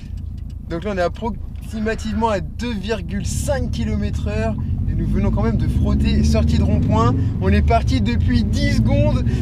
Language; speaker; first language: French; native; French